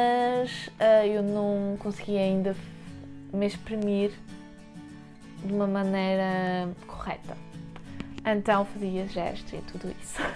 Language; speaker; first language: Portuguese; early bilingual, heritage; French